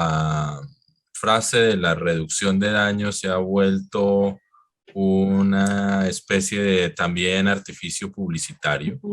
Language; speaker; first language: Spanish; native; Spanish